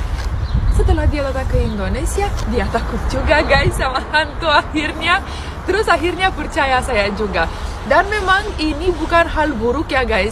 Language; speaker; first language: Indonesian; non-native, fluent; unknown